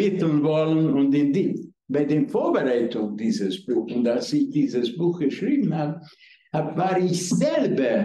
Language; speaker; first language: German; non-native, fluent; Hungarian